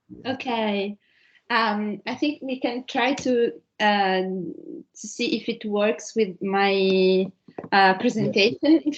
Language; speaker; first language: English; non-native, fluent; Italian